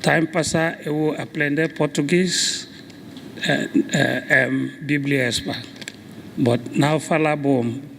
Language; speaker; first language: Portuguese; non-native, learner; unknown